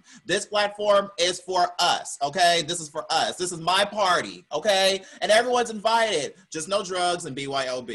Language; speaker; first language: English; native; English